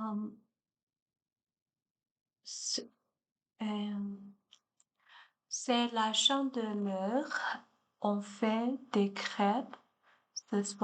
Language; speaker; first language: French; non-native, learner; Chinese